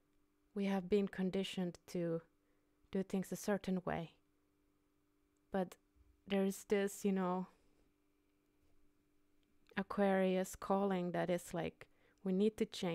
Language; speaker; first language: English; non-native, fluent; Finnish